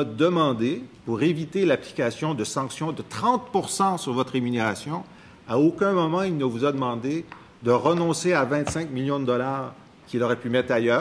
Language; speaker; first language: French; native; French